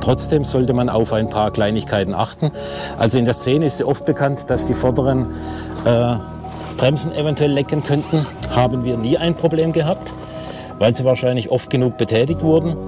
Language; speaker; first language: German; native; German